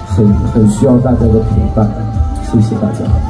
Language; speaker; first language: Chinese; non-native, fluent; Thai